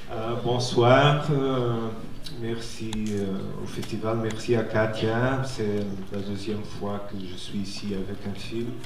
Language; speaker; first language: French; non-native, fluent; Portuguese